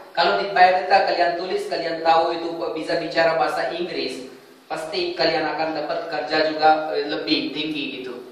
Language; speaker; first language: Indonesian; non-native, fluent; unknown